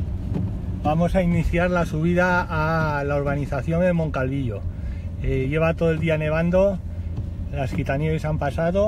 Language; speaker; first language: Spanish; native; Spanish